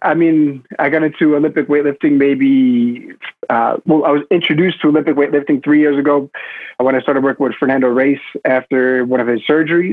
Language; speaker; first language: English; native; English